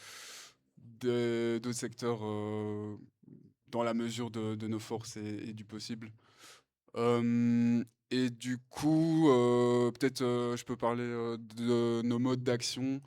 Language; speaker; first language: French; native; French